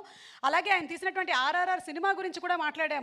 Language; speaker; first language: Telugu; native; Telugu